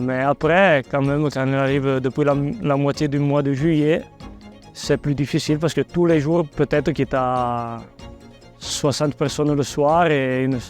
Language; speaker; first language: French; non-native, local second language; Italian